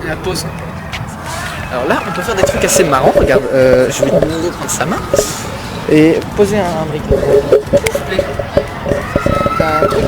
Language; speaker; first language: French; native; French